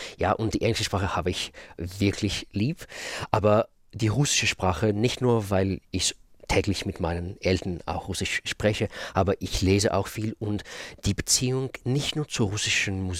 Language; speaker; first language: German; non-native, fluent; Russian